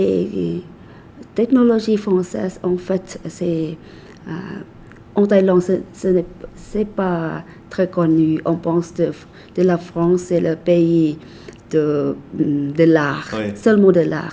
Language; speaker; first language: French; non-native, fluent; Thai